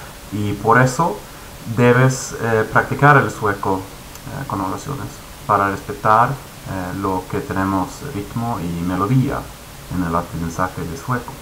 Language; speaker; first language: Spanish; non-native, fluent; Swedish